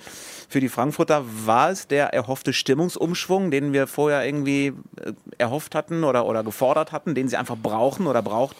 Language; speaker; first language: German; native; German